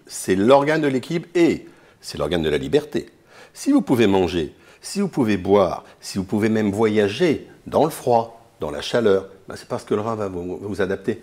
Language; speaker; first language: French; native; French